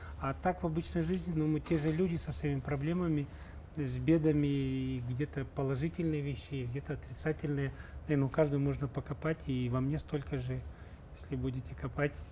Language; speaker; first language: Russian; native; Russian